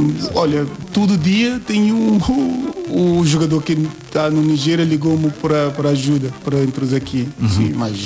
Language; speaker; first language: Portuguese; non-native, learner; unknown